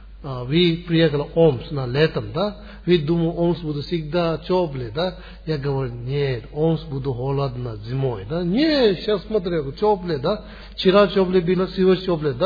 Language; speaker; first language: Russian; non-native, learner; Tibetan